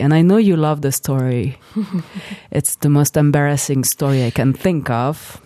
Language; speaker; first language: English; non-native, fluent; French